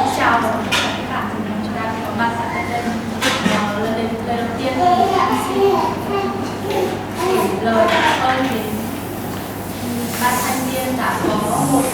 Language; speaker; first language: Vietnamese; non-native, local second language; Hmong